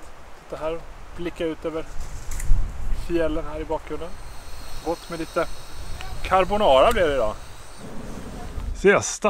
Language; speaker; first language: Swedish; native; Swedish